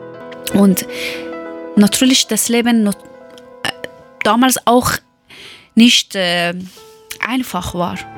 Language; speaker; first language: German; non-native, learner; Persian